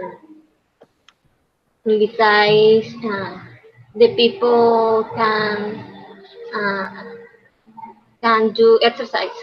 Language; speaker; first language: English; non-native, learner; Spanish